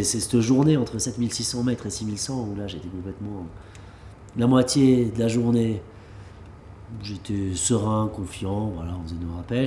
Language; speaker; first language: French; native; French